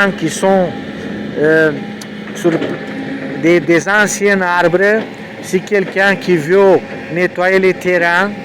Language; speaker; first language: French; non-native, learner; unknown